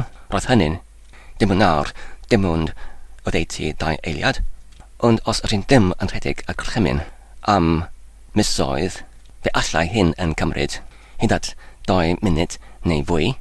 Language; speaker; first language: Welsh; non-native, learner; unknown